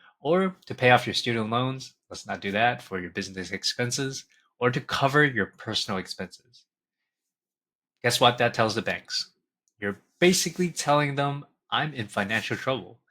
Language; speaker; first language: English; native; English